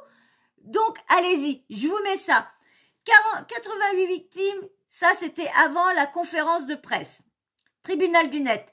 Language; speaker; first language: French; native; French